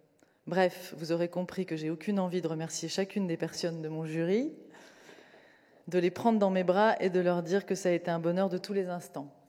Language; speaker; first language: French; native; French